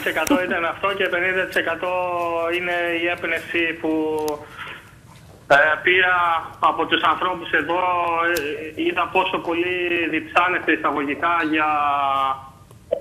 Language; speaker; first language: Greek; native; Greek